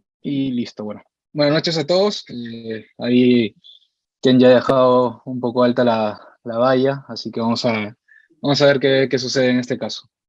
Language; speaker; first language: Spanish; native; Spanish